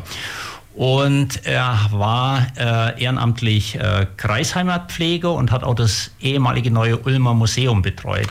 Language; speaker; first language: German; native; German